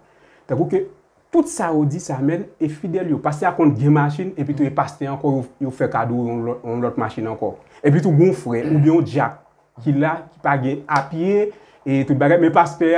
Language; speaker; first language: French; non-native, local second language; Haitian Creole